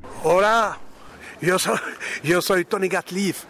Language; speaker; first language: Spanish; non-native, learner; French